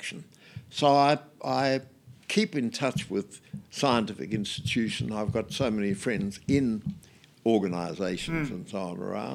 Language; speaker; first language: English; native; English